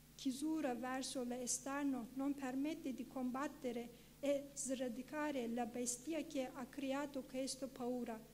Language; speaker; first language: Italian; non-native, fluent; Kurdish